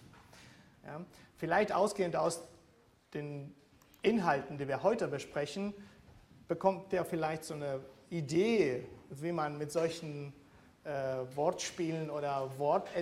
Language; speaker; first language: German; non-native, fluent; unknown